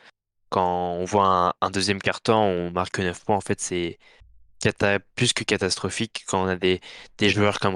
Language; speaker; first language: French; native; French